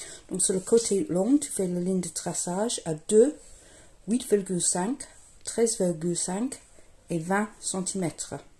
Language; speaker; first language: French; non-native, fluent; English